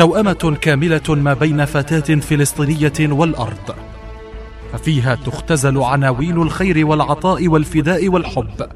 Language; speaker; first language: Arabic; native; Arabic